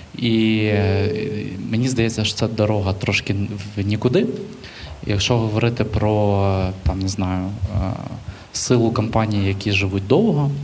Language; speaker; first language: Ukrainian; native; Ukrainian